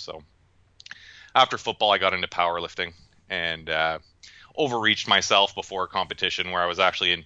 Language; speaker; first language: English; native; English